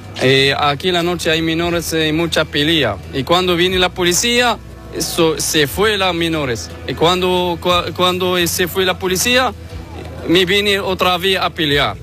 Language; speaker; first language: Spanish; non-native, learner; Arabic